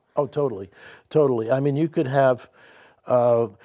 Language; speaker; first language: English; native; English